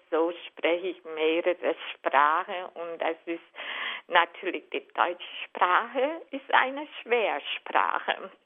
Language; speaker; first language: German; non-native, fluent; Hungarian